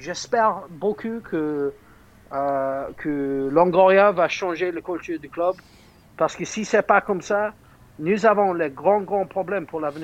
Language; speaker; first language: French; non-native, fluent; English